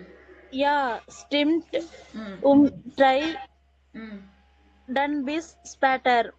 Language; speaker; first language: German; non-native, learner; Tamil